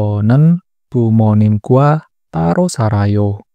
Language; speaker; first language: Korean; non-native, learner; Indonesian